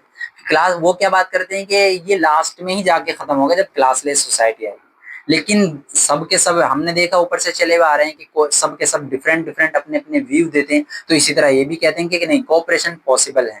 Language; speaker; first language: Hindi; native; Hindi